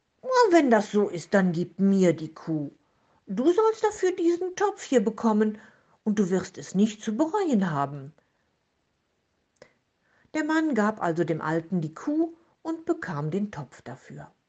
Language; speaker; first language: German; native; German